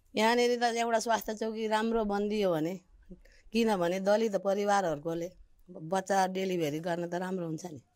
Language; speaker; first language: Nepali; non-native, local second language; Maithili